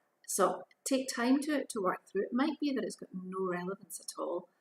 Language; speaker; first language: English; native; English